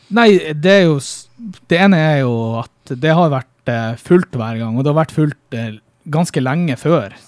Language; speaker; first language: Norwegian; native; Norwegian